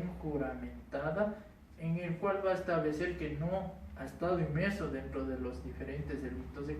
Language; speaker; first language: Spanish; native; Spanish